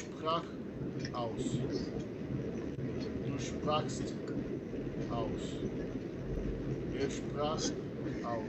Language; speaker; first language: German; non-native, fluent; Portuguese